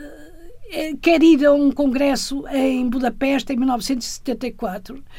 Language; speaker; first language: Portuguese; native; Portuguese